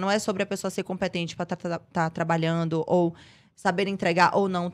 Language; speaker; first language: Portuguese; native; Portuguese